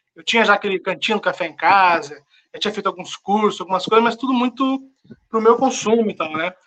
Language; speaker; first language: Portuguese; native; Portuguese